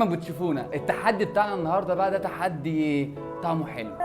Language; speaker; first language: Arabic; native; Arabic